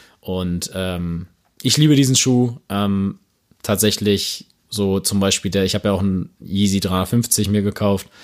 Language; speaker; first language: German; native; German